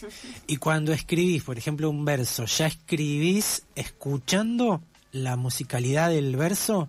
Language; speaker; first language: Spanish; native; Spanish